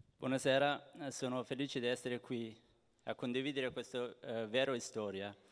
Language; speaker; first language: Italian; non-native, fluent; Persian